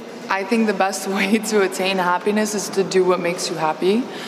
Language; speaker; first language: English; early bilingual, other home language; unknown